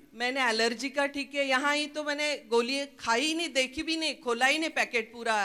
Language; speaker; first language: Hindi; non-native, local second language; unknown